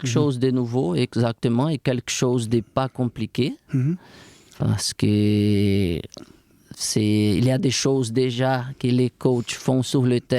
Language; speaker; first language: French; non-native, fluent; Portuguese